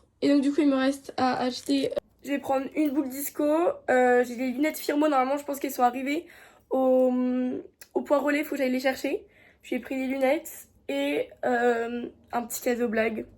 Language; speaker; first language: French; native; French